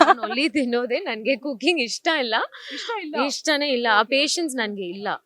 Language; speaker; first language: Kannada; non-native, learner; Tamil